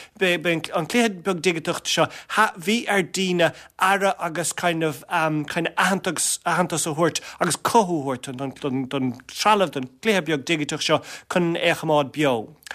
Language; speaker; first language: Irish; non-native, local second language; English